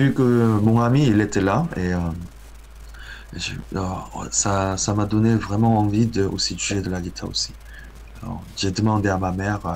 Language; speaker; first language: French; non-native, learner; Korean